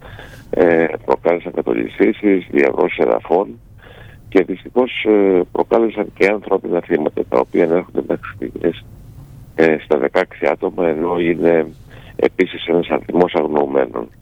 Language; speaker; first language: Greek; native; Greek